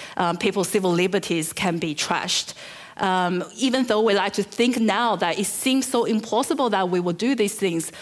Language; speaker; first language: English; early bilingual, other home language; Chinese